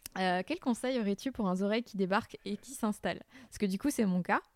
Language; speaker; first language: French; native; French